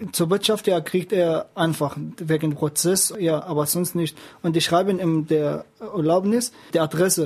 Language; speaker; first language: German; non-native, learner; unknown